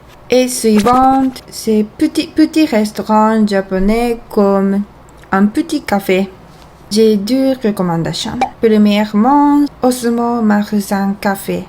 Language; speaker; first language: French; non-native, fluent; Japanese